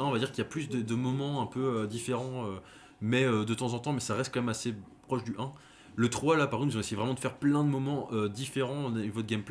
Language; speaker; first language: French; native; French